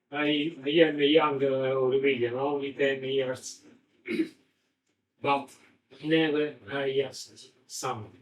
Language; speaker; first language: English; non-native, learner; Italian